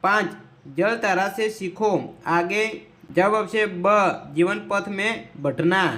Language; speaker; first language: Hindi; non-native, local second language; Gujarati